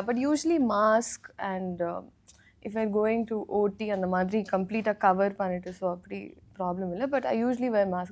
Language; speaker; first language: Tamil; non-native, learner; Telugu